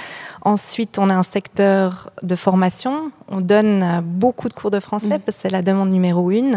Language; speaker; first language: French; native; French